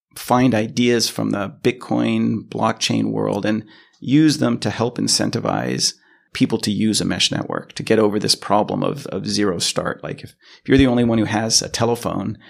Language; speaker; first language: English; native; English